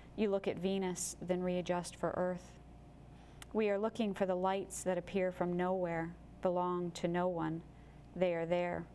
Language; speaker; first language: English; native; English